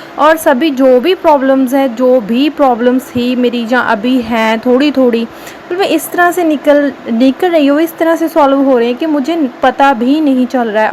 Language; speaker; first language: Hindi; non-native, local second language; Punjabi